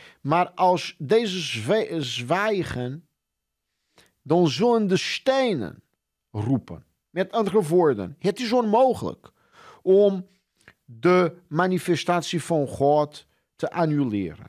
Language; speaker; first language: Dutch; non-native, fluent; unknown